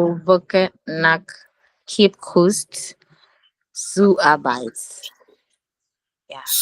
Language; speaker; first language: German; non-native, learner; Akan